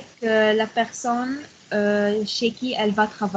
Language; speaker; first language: French; non-native, learner; Arabic